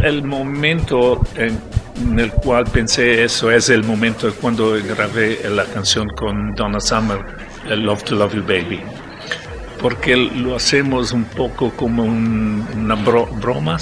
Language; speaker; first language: Spanish; non-native, learner; Italian